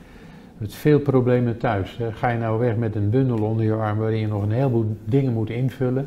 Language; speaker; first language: Dutch; native; Dutch